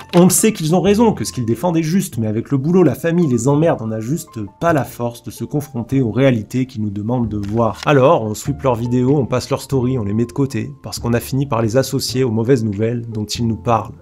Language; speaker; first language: French; native; French